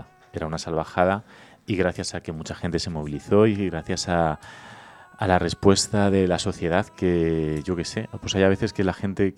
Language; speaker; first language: Spanish; native; Spanish